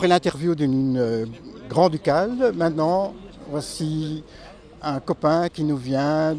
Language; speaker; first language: French; native; French